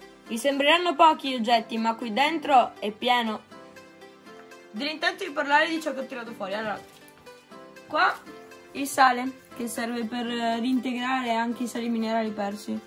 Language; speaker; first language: Italian; native; Italian